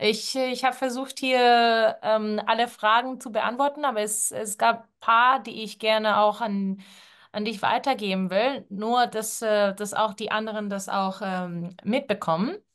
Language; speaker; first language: German; non-native, fluent; Spanish